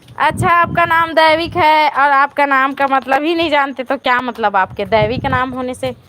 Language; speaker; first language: Hindi; native; Hindi